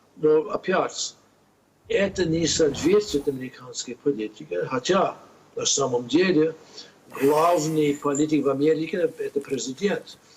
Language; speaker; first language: Russian; non-native, fluent; English